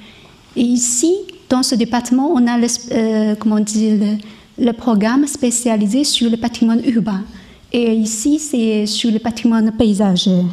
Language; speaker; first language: French; non-native, learner; Chinese